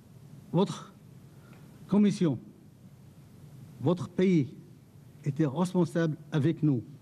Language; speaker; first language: French; non-native, fluent; Arabic